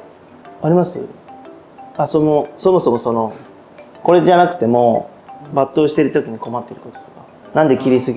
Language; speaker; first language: Japanese; native; Japanese